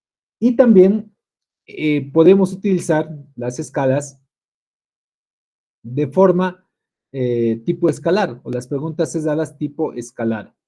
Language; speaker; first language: Spanish; native; Spanish